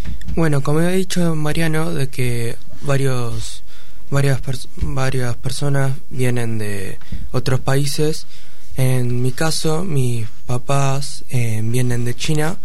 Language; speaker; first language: Spanish; early bilingual, other home language; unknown